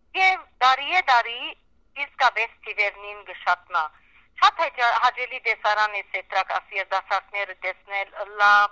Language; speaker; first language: Armenian; early bilingual, heritage; Armenian